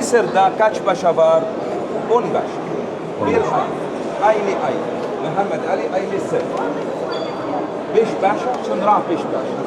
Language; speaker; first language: Turkish; non-native, learner; Arabic